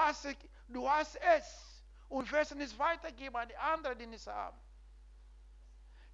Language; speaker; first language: German; non-native, learner; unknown